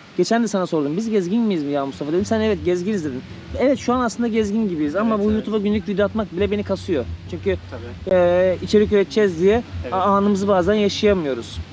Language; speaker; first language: Turkish; native; Turkish